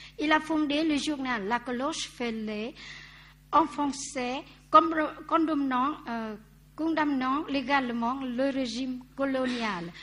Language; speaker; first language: French; non-native, fluent; Vietnamese